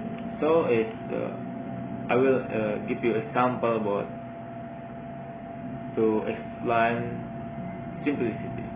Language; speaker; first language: English; non-native, learner; Indonesian